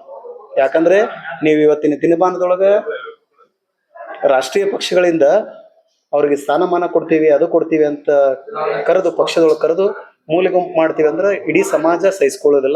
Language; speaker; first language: Kannada; native; Kannada